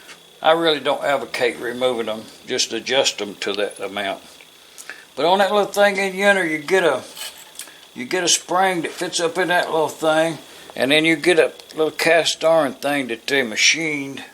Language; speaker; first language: English; native; English